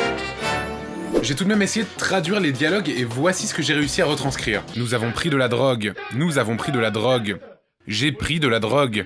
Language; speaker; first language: French; native; French